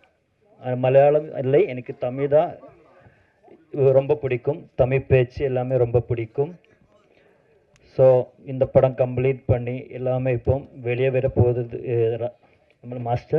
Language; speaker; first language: Tamil; non-native, learner; Malayalam